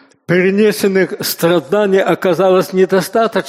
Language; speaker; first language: Russian; native; Russian